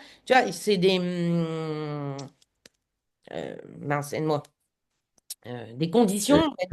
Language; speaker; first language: French; native; French